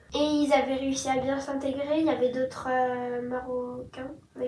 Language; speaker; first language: French; native; French